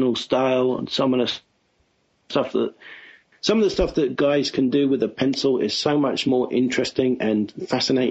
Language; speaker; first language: English; native; English